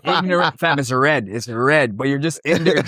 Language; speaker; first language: English; native; English